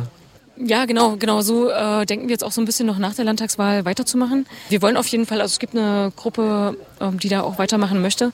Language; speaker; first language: German; native; German